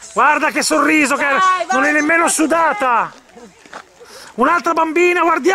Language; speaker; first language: Italian; native; Italian